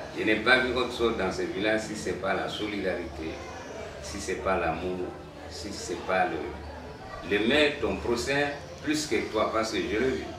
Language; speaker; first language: French; non-native, local second language; Bambara